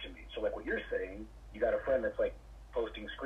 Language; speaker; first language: English; native; English